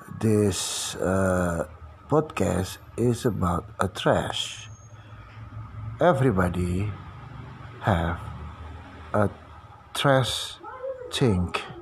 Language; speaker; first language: English; non-native, learner; Indonesian